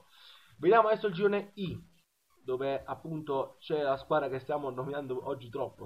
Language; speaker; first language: Italian; native; Italian